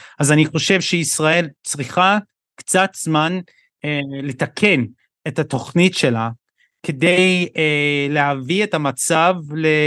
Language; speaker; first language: Hebrew; non-native, fluent; English